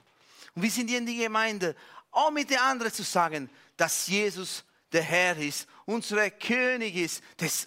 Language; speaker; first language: German; non-native, fluent; Italian